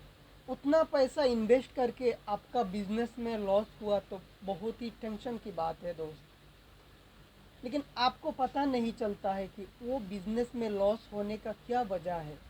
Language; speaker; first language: Hindi; non-native, local second language; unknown